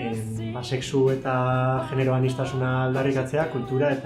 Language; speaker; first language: Basque; native; Basque